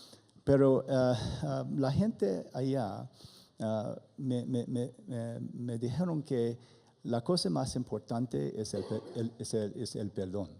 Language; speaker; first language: Spanish; non-native, learner; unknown